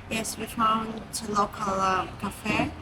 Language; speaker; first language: English; non-native, learner; Russian